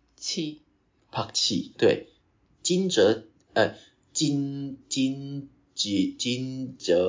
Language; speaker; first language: Chinese; non-native, local second language; Min Nan Chinese